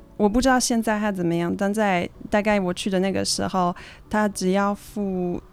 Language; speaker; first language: Chinese; non-native, fluent; French